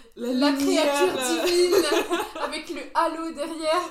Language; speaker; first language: French; non-native, local second language; Kabyle